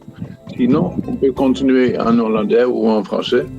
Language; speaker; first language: French; non-native, fluent; Dutch